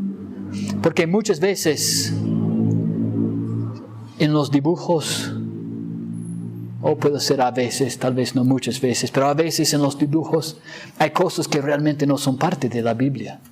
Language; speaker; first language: Spanish; non-native, fluent; English